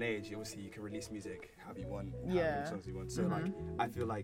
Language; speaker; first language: English; native; English